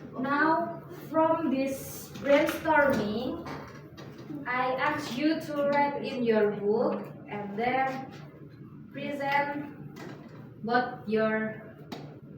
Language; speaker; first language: English; non-native, learner; Indonesian